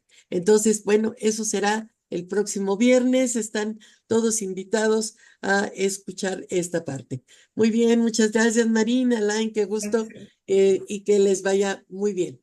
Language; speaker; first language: Spanish; native; Spanish